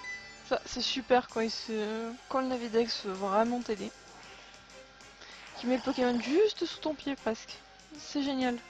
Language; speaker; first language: French; native; French